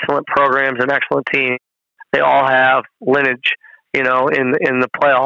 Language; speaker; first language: English; native; English